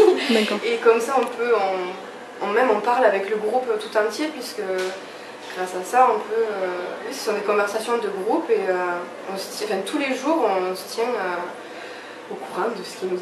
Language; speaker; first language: French; native; French